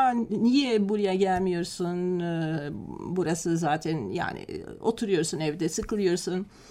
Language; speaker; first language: Turkish; non-native, fluent; Dutch